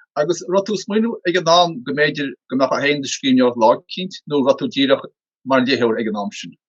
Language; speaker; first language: Irish; native; Irish